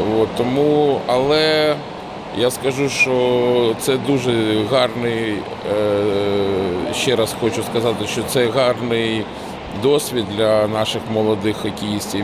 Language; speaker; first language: Ukrainian; non-native, local second language; Russian